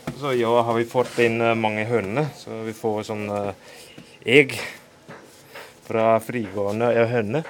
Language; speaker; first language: Norwegian; non-native, fluent; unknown